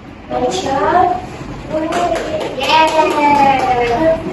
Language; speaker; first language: English; non-native, local second language; Malay